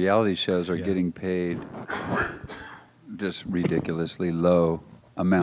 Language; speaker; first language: English; native; English